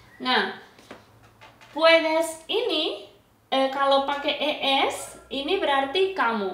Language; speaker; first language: Indonesian; non-native, fluent; Spanish